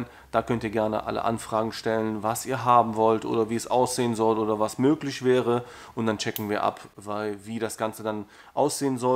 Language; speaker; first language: German; native; German